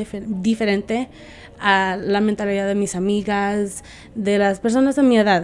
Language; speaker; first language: Spanish; early bilingual, heritage; Spanish